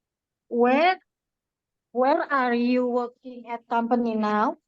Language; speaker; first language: English; non-native, learner; Indonesian